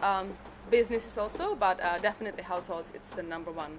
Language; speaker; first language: English; non-native, fluent; Czech